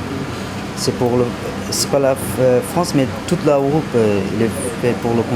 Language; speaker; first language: French; non-native, learner; Turkish